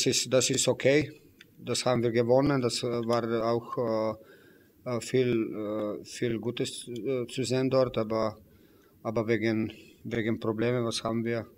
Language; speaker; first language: German; non-native, fluent; Slovenian